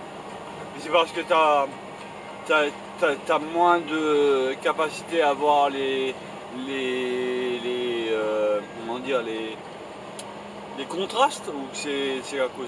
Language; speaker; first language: French; native; French